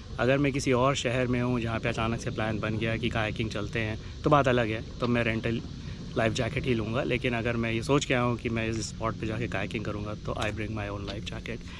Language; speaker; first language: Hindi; native; Hindi